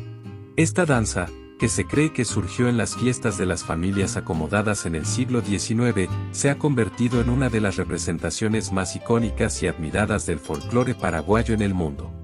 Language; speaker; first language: Spanish; native; Spanish